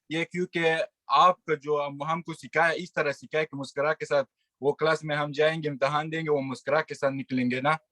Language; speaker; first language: Urdu; non-native, learner; Persian